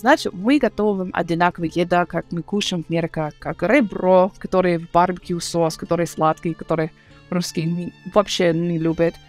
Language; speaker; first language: Russian; non-native, learner; English